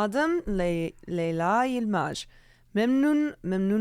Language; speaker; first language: Turkish; non-native, learner; English